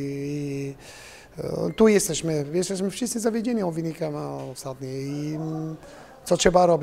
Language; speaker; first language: Polish; non-native, fluent; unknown